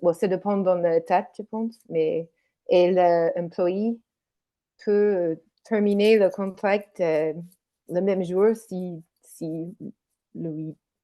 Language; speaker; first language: French; non-native, learner; English